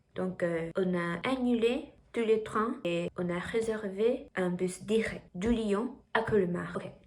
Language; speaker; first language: French; non-native, learner; Japanese